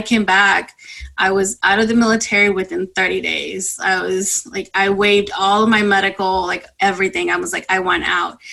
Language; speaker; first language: English; non-native, fluent; Spanish